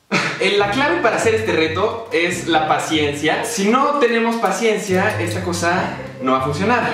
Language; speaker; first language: Spanish; native; Spanish